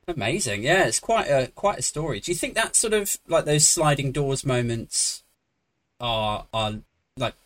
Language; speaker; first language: English; native; English